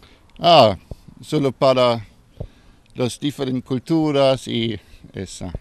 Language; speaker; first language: Spanish; non-native, learner; German